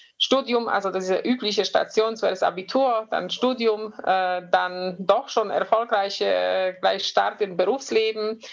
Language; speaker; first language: German; non-native, fluent; Polish